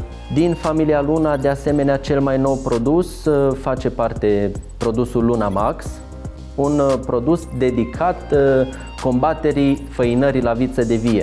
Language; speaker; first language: Romanian; native; Romanian